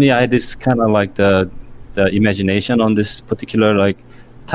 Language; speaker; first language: English; non-native, fluent; Korean